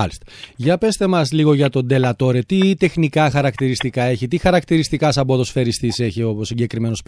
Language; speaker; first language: Greek; native; Greek